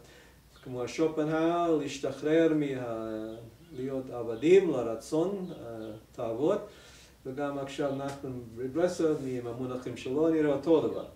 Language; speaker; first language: Hebrew; non-native, fluent; English